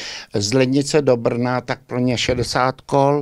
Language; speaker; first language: Czech; early bilingual, heritage; Czech